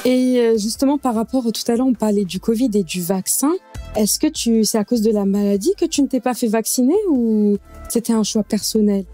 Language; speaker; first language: French; native; French